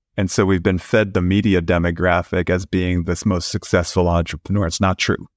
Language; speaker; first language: English; native; English